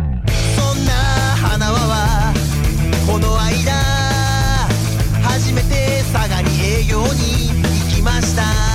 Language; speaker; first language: Japanese; native; Japanese